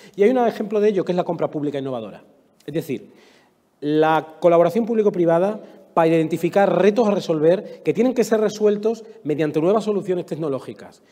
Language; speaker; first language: Spanish; native; Spanish